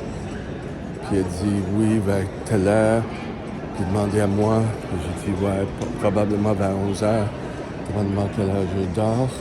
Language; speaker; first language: French; native; French